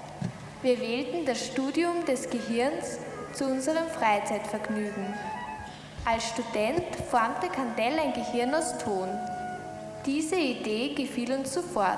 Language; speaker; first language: German; native; German